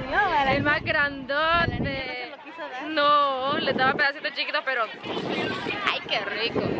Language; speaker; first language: Spanish; native; Spanish